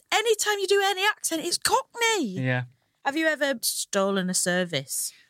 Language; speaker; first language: English; native; English